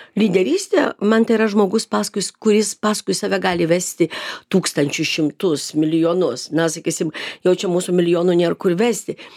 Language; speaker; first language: Lithuanian; native; Lithuanian